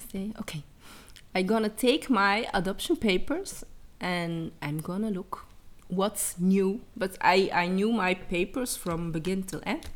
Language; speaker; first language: English; early bilingual, heritage; English